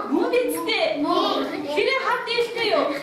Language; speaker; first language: Mongolian; native; Mongolian